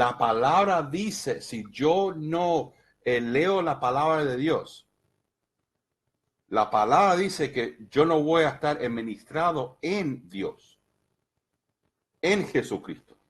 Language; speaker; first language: Spanish; early bilingual, heritage; Spanish